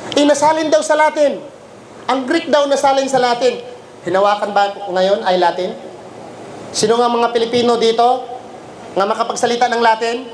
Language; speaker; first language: Filipino; non-native, local second language; Cebuano